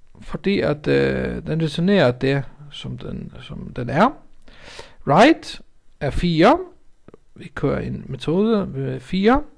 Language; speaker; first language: Danish; non-native, local second language; Faroese